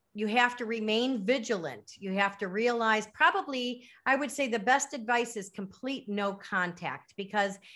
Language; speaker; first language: English; native; English